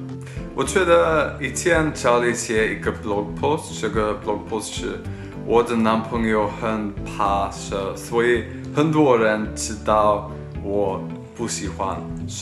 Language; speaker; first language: Chinese; non-native, learner; Swedish